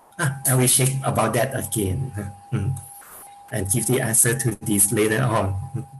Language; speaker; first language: English; non-native, fluent; Thai